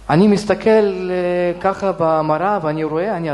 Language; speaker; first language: Hebrew; non-native, fluent; Russian